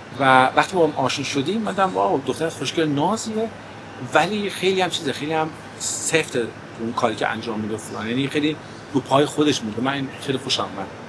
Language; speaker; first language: Persian; early bilingual, heritage; Persian